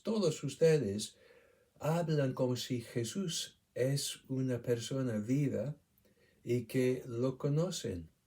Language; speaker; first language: Spanish; non-native, fluent; English